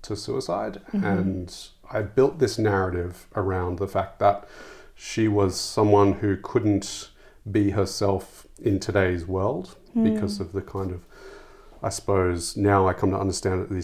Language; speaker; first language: English; native; English